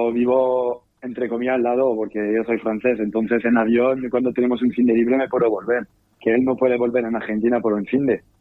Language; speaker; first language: Spanish; non-native, fluent; French